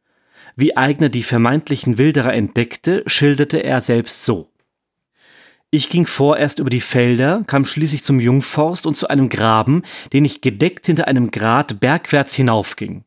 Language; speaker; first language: German; native; German